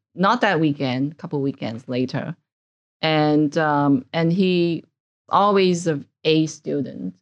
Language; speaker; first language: English; non-native, local second language; Cantonese